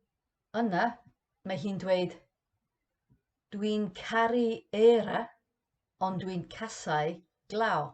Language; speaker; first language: Welsh; non-native, learner; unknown